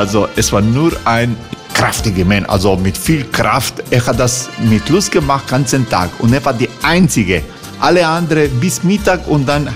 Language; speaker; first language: German; non-native, learner; Croatian